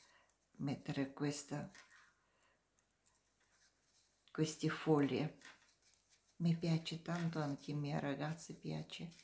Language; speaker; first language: Italian; non-native, learner; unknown